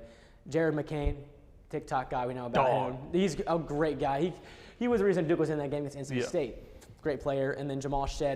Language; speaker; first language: English; native; English